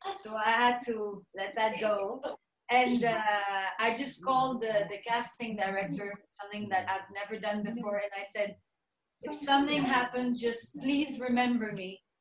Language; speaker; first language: English; non-native, local second language; French